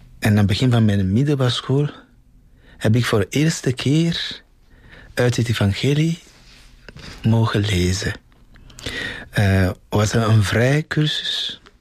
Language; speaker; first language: Dutch; non-native, fluent; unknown